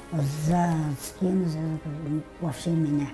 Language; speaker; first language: Russian; non-native, local second language; Tuvinian